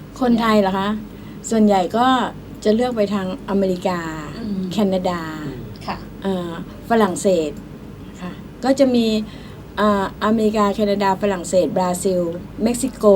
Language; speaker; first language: Thai; native; Thai